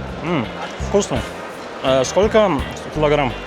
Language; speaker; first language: Russian; non-native, learner; Lithuanian